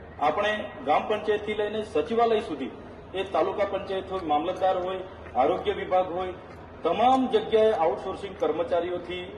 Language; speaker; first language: Gujarati; non-native, local second language; Vasavi